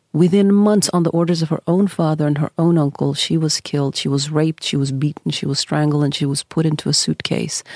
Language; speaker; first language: English; early bilingual, other home language; Norwegian